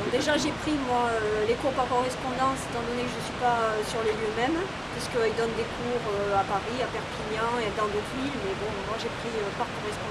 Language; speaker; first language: French; native; French